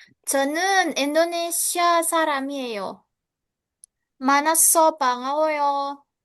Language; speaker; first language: Korean; non-native, learner; Indonesian